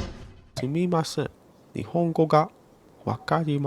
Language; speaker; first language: Japanese; non-native, learner; English